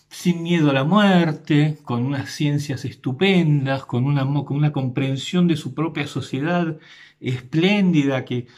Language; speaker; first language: Spanish; native; Spanish